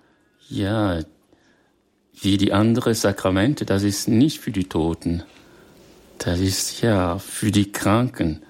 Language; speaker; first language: German; non-native, fluent; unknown